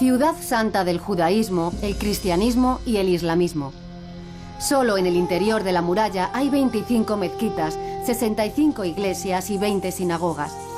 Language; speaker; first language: Spanish; native; Spanish